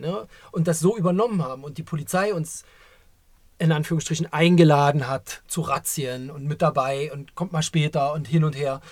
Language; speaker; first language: German; native; German